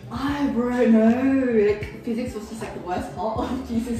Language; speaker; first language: English; early bilingual, other home language; Korean